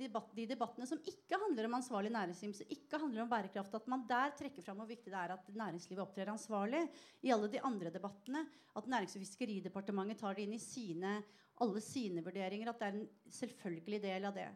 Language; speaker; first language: Norwegian; native; Norwegian